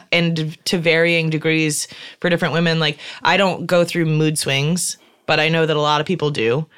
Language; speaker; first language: English; native; English